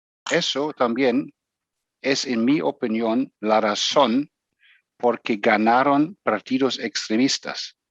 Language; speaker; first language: Spanish; non-native, fluent; German